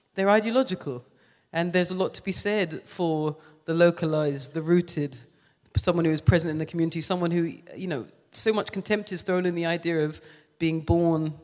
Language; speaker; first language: English; native; English